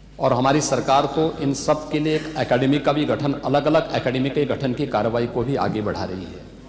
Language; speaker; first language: Hindi; native; Hindi